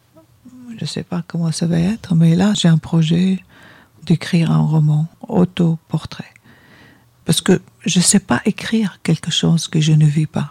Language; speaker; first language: French; non-native, fluent; Arabic